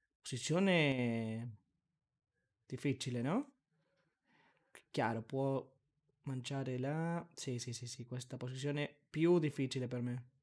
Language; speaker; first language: Italian; non-native, learner; Spanish